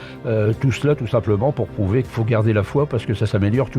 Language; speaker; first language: French; native; French